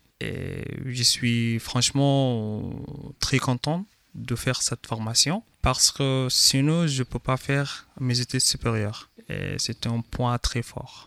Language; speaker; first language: French; non-native, learner; Arabic